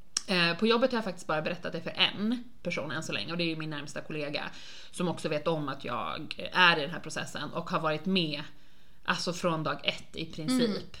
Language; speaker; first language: Swedish; native; Swedish